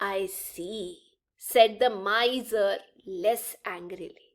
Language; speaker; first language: English; non-native, local second language; Punjabi